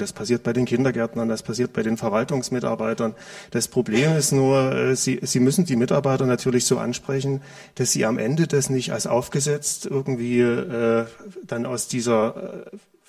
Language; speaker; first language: German; native; German